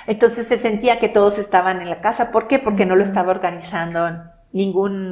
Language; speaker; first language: Spanish; non-native, local second language; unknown